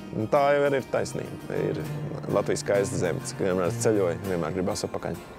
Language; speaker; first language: Latvian; native; Latvian